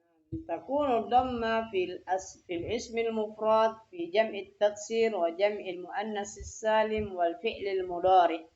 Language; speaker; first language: Arabic; non-native, fluent; Indonesian